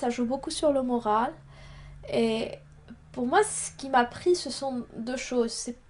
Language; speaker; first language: French; non-native, local second language; Arabic